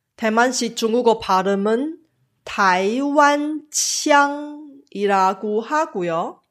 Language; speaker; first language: Korean; non-native, fluent; Chinese